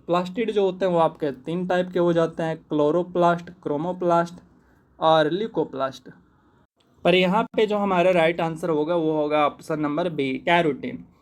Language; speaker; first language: Hindi; native; Hindi